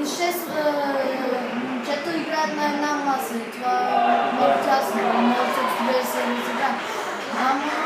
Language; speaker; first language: Bulgarian; early bilingual, heritage; Bulgarian